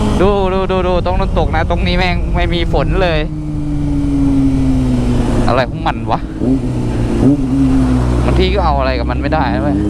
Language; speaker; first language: Thai; native; Thai